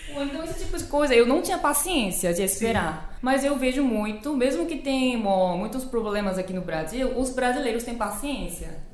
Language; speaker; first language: Portuguese; non-native, fluent; Korean